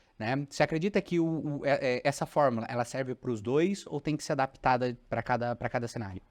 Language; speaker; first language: Portuguese; native; Portuguese